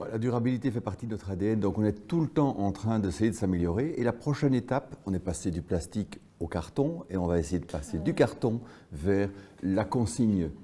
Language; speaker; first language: French; native; French